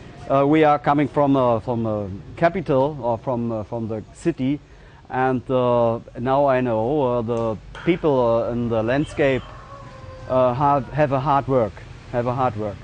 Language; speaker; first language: English; non-native, learner; German